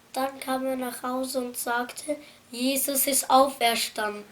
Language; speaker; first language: German; non-native, fluent; Arabic